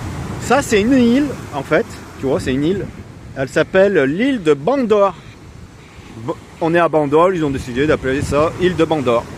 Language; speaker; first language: French; native; French